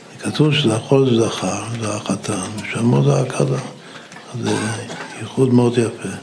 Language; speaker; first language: Hebrew; non-native, fluent; English